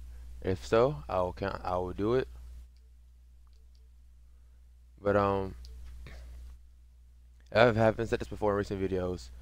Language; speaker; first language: English; native; English